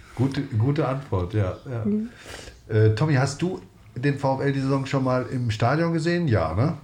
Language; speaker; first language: German; native; German